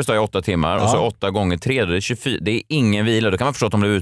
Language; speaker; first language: Swedish; native; Swedish